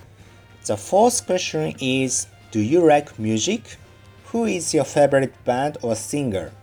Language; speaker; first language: English; non-native, learner; Japanese